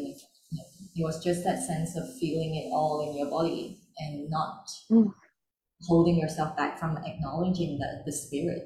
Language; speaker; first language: English; non-native, local second language; Chinese